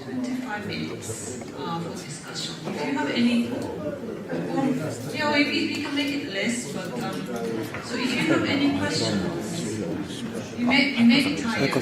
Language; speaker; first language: English; non-native, fluent; Japanese